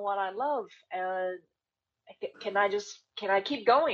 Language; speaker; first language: English; non-native, fluent; Chinese